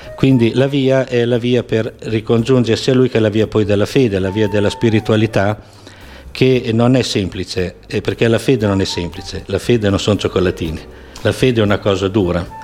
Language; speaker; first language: Italian; native; Italian